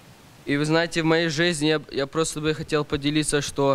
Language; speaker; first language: Russian; early bilingual, heritage; Russian